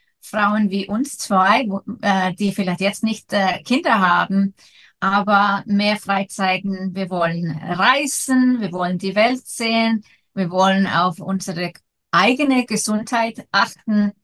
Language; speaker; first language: German; non-native, fluent; Icelandic